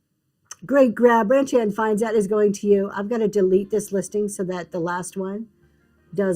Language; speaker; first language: English; native; English